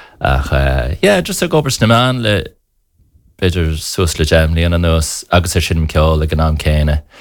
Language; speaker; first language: Irish; native; Irish